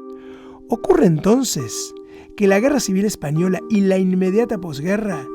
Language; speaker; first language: Spanish; native; Spanish